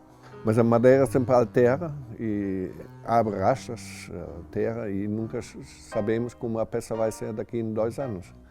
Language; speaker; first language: Portuguese; non-native, fluent; German